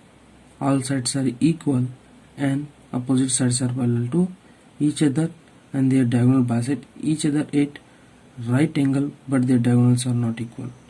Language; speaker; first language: English; non-native, local second language; Hindi